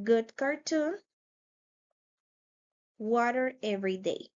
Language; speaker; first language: English; non-native, fluent; Spanish